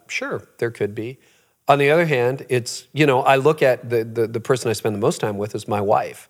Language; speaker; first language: English; native; English